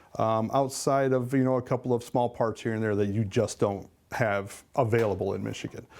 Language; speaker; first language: English; native; English